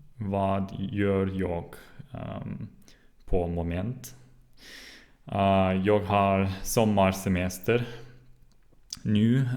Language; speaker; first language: Swedish; non-native, learner; German